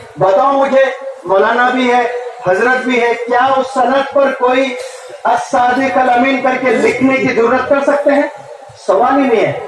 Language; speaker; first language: Urdu; native; Urdu